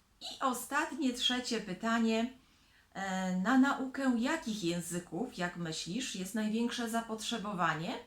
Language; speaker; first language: Polish; native; Polish